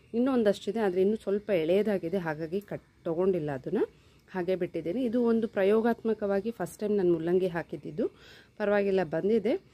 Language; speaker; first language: Kannada; non-native, local second language; Telugu